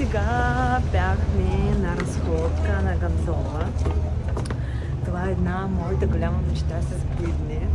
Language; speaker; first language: Bulgarian; non-native, fluent; Russian